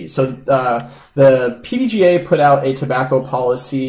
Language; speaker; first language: English; native; English